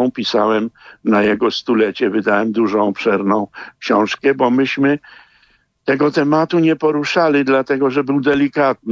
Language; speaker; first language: Polish; native; Polish